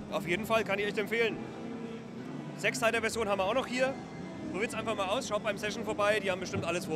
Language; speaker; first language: German; native; German